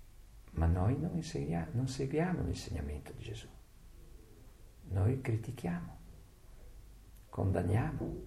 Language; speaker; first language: Italian; native; Italian